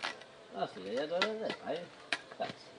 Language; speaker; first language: Greek; non-native, learner; Albanian